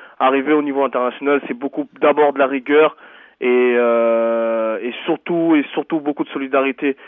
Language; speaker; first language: French; native; French